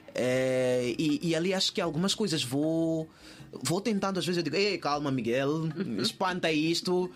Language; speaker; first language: Portuguese; native; Portuguese